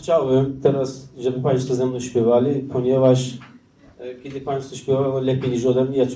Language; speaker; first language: Polish; non-native, learner; Persian